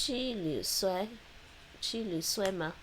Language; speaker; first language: Chinese; non-native, learner; Cantonese